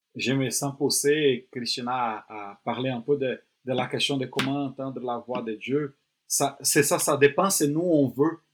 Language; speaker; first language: French; non-native, fluent; Portuguese